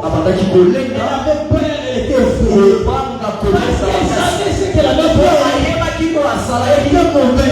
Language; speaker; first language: French; non-native, local second language; Lingala